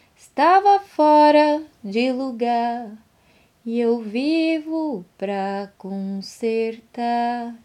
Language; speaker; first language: French; non-native, fluent; Portuguese